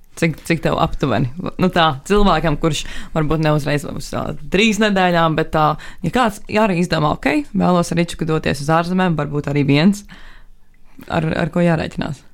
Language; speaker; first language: Latvian; native; Latvian